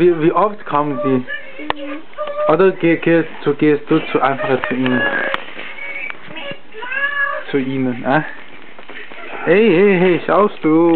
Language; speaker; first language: German; non-native, learner; Chinese